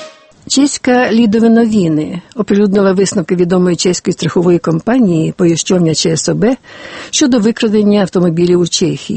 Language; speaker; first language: Ukrainian; native; Ukrainian